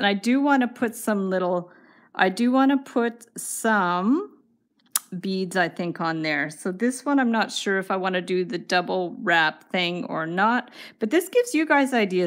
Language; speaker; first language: English; native; English